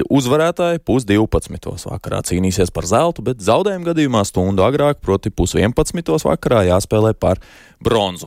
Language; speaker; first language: Latvian; native; Latvian